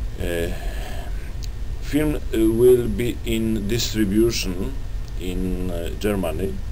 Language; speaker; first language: English; non-native, learner; Polish